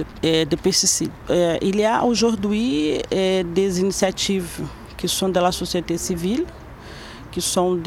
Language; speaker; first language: French; non-native, learner; Portuguese